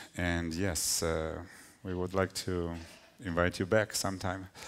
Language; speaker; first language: English; non-native, fluent; Romanian